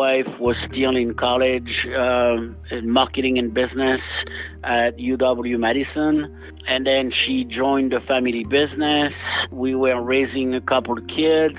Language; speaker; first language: English; non-native, fluent; French